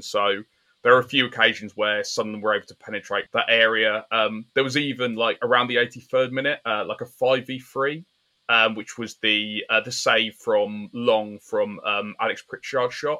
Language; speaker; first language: English; native; English